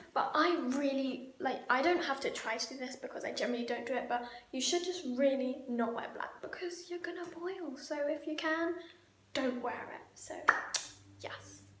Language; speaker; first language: English; native; English